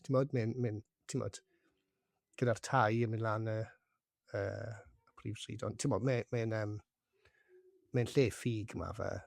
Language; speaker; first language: Welsh; non-native, local second language; English